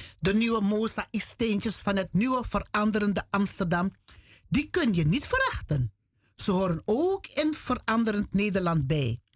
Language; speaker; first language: Dutch; native; Dutch